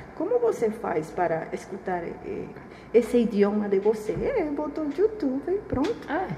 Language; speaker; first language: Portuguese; non-native, learner; Spanish